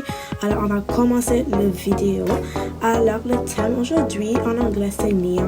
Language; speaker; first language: French; non-native, learner; English